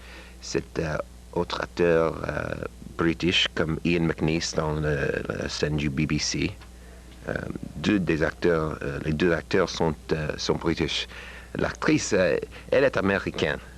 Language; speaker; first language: French; non-native, learner; English